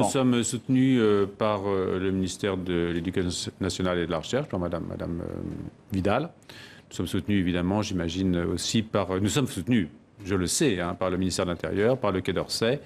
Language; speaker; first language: French; native; French